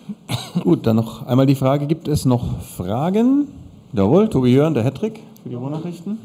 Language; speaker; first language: German; native; German